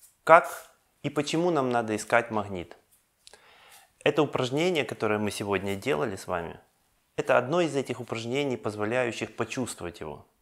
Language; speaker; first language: Russian; native; Russian